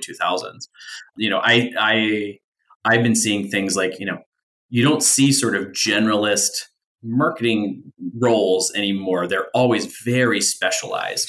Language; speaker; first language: English; native; English